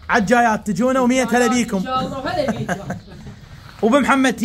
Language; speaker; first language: Arabic; native; Arabic